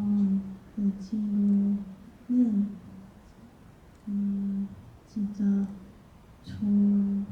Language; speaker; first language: Korean; non-native, learner; Japanese